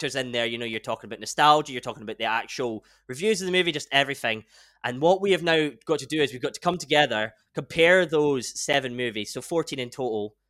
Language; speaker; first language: English; native; English